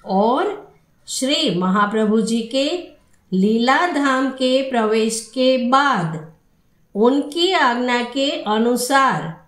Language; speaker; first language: Hindi; non-native, local second language; Gujarati